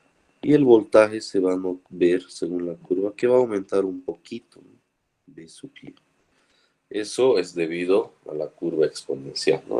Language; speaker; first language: Spanish; native; Spanish